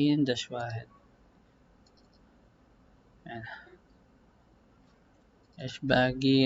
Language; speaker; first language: Arabic; non-native, learner; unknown